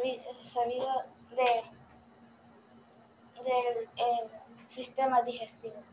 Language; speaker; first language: Spanish; early bilingual, heritage; Spanish